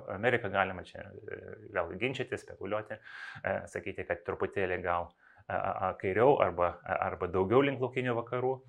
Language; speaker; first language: Lithuanian; non-native, local second language; Russian